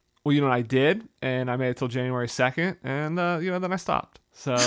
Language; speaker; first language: English; native; English